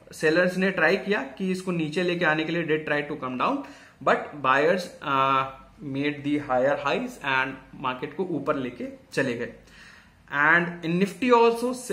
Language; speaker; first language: Hindi; native; Hindi